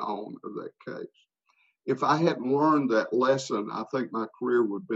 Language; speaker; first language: English; native; English